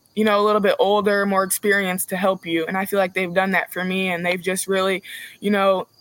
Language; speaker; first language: English; native; English